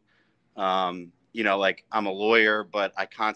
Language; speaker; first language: English; native; English